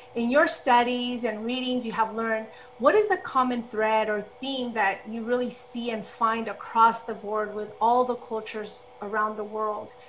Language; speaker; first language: English; early bilingual, other home language; Spanish